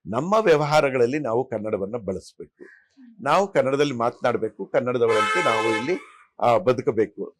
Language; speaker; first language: Kannada; non-native, local second language; Telugu